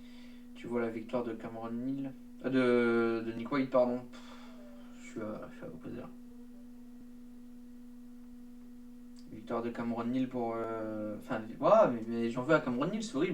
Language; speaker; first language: French; native; French